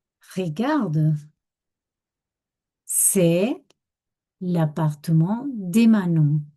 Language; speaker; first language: French; non-native, fluent; Spanish